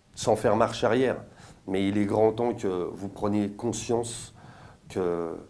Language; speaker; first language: French; native; French